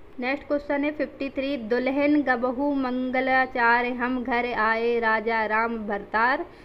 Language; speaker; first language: Hindi; native; Hindi